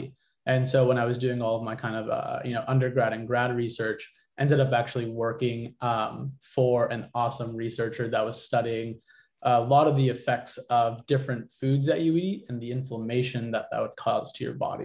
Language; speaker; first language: English; native; English